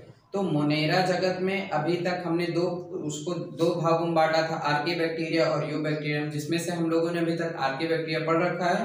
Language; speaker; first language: Hindi; native; Hindi